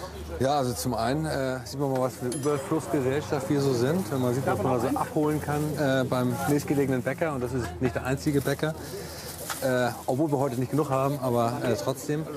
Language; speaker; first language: German; native; German